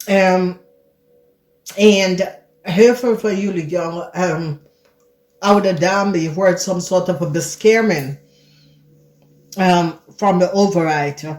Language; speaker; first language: Dutch; non-native, fluent; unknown